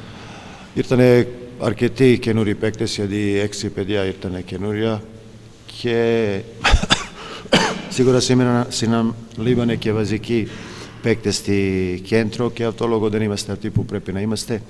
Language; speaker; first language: Greek; non-native, fluent; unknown